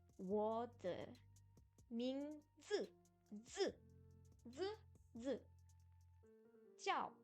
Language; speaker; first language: Chinese; non-native, learner; French